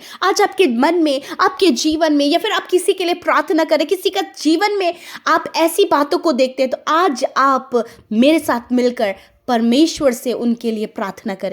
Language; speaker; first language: Hindi; native; Hindi